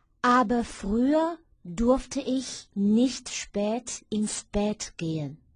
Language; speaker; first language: German; non-native, fluent; Chinese